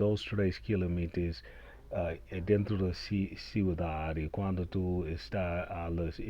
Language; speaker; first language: Spanish; non-native, learner; English